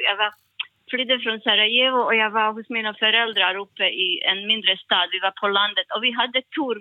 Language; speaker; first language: Swedish; non-native, learner; Bosnian